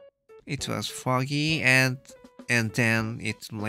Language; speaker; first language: English; non-native, learner; Japanese